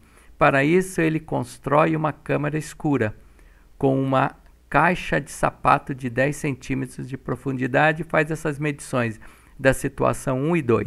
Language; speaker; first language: Portuguese; native; Portuguese